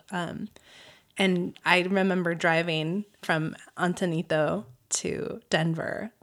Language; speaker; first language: English; native; English